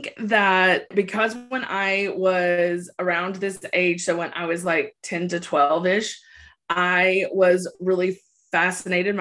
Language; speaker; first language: English; native; English